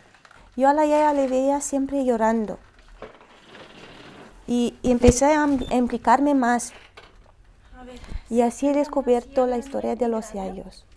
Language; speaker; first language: Spanish; non-native, fluent; Romanian